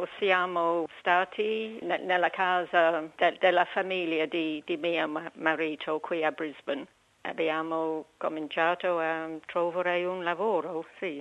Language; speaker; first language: Italian; non-native, learner; English